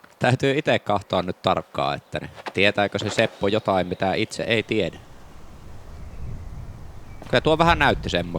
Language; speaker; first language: Finnish; native; Finnish